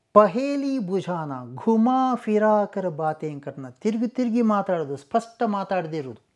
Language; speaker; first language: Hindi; non-native, local second language; Kannada